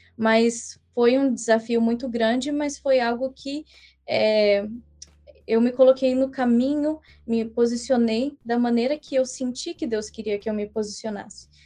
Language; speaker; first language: Portuguese; early bilingual, heritage; English